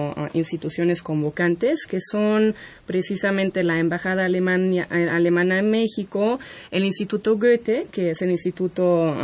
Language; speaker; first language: Spanish; non-native, fluent; German